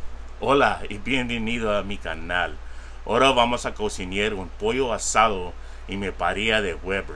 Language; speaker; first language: Spanish; early bilingual, heritage; English